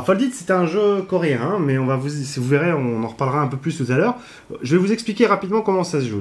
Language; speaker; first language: French; native; French